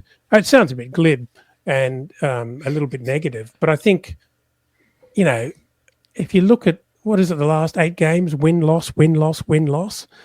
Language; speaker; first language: English; native; English